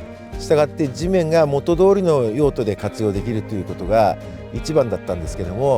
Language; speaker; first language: Japanese; native; Japanese